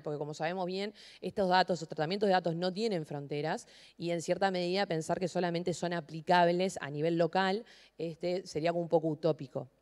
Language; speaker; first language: Spanish; native; Spanish